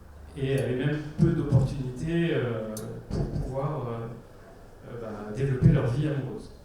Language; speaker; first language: French; native; French